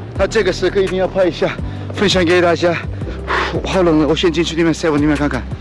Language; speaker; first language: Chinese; non-native, fluent; Turkish